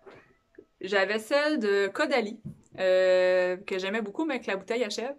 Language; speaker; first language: French; native; French